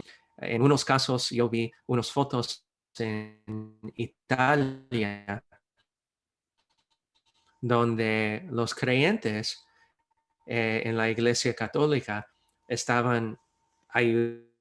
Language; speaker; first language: Spanish; non-native, fluent; English